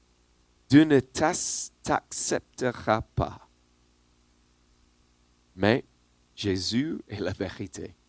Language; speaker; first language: French; non-native, learner; English